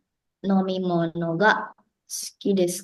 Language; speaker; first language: Japanese; non-native, learner; Indonesian